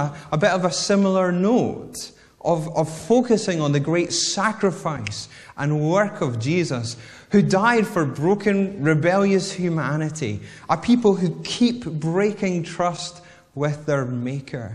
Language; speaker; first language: English; native; English